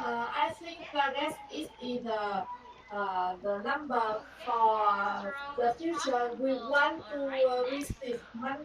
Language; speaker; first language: English; non-native, learner; Vietnamese